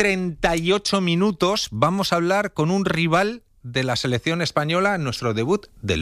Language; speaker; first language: Spanish; native; Spanish